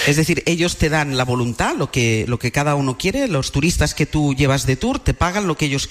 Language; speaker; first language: Spanish; native; Spanish